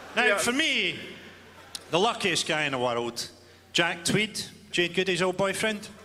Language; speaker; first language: English; native; English